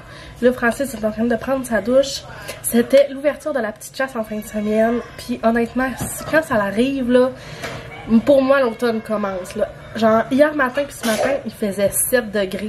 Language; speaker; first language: French; native; French